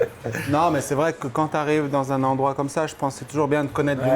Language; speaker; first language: French; native; French